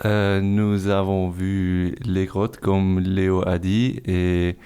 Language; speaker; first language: French; non-native, fluent; German